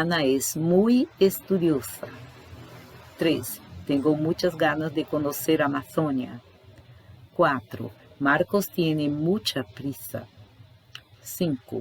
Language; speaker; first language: Spanish; non-native, fluent; Portuguese